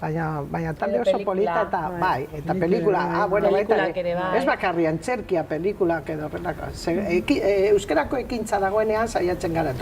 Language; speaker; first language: Basque; non-native, learner; Spanish